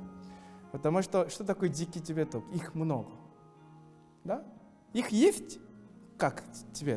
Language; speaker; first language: Russian; non-native, fluent; Korean